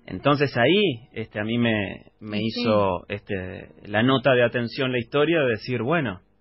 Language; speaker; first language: Spanish; native; Spanish